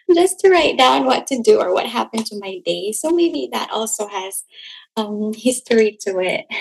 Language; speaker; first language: English; non-native, local second language; Cebuano